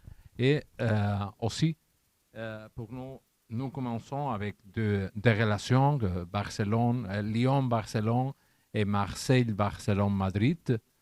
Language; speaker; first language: French; non-native, learner; Catalan